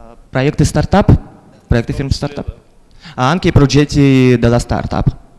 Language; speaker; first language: Italian; non-native, fluent; Russian